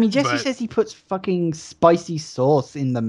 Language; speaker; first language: English; native; English